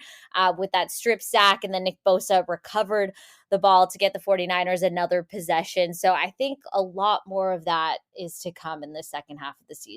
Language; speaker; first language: English; native; English